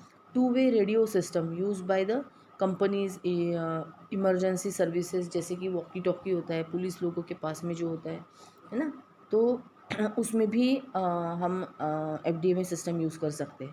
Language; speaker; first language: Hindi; non-native, local second language; Marathi